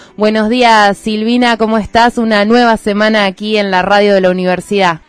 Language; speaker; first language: Spanish; native; Spanish